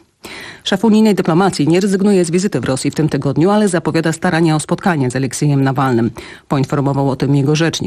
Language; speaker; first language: Polish; native; Polish